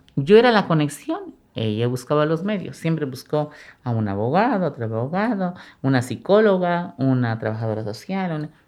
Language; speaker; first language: Spanish; native; Spanish